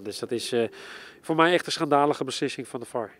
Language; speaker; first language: Dutch; native; Dutch